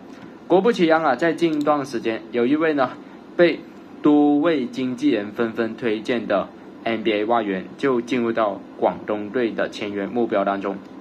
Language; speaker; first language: Chinese; native; Chinese